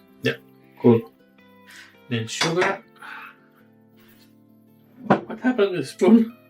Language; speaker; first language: English; non-native, learner; Spanish